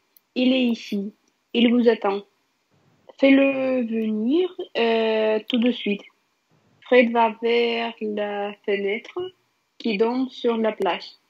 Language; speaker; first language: French; non-native, learner; Russian